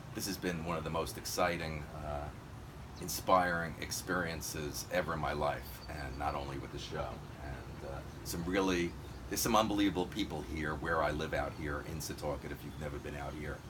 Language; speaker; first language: English; native; English